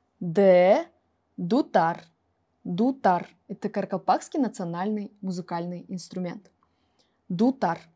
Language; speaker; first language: Russian; non-native, local second language; Kara-Kalpak